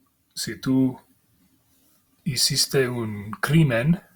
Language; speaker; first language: Spanish; non-native, fluent; English